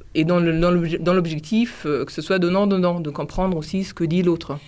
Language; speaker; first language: French; non-native, fluent; German